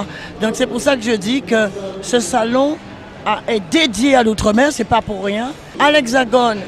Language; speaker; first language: French; native; French